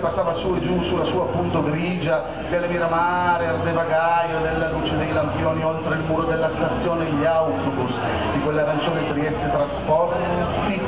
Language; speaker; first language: Italian; native; Italian